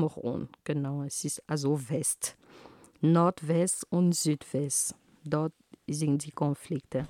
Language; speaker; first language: German; non-native, fluent; Ghomala